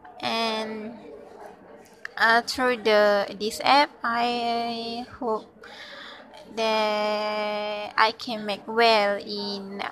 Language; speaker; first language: English; non-native, learner; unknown